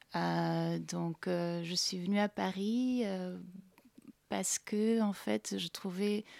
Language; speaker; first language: French; non-native, fluent; Portuguese